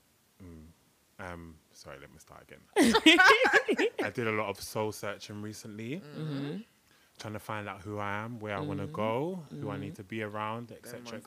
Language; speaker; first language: English; native; English